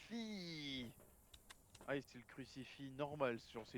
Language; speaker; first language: French; native; French